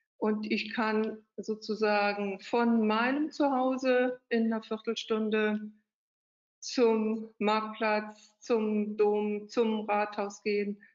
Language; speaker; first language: German; native; German